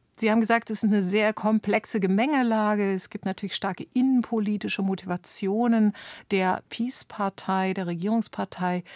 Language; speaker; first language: German; native; German